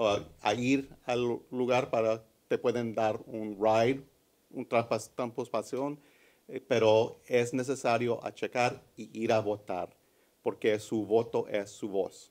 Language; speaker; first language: Spanish; early bilingual, heritage; English